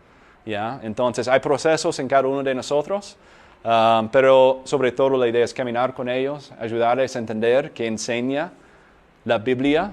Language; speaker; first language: Spanish; non-native, fluent; English